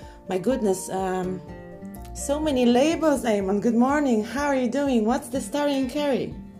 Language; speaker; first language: English; non-native, fluent; Polish